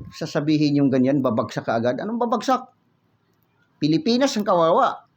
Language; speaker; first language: Filipino; native; Filipino